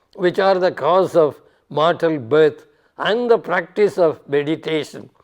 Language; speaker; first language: English; non-native, local second language; Tamil